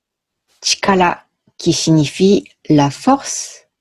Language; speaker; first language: French; non-native, fluent; Japanese